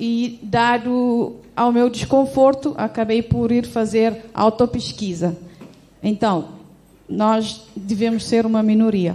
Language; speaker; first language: Portuguese; non-native, local second language; Kabuverdianu